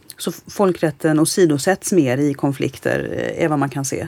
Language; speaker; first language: Swedish; native; Swedish